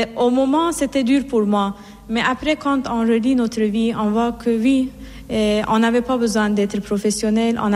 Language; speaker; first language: French; non-native, fluent; Persian